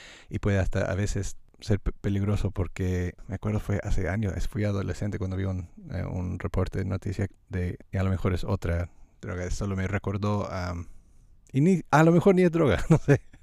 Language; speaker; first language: Spanish; non-native, fluent; English